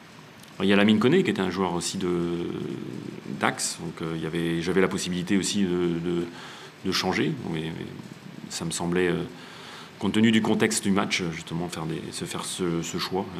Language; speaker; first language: French; native; French